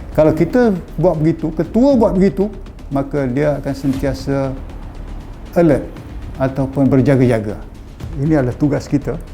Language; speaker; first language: Malay; native; Malay